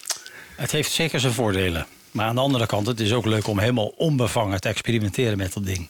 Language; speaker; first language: Dutch; native; Dutch